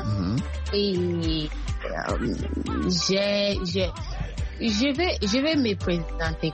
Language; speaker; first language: French; non-native, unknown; Akan